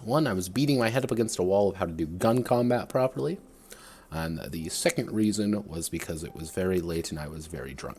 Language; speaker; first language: English; native; English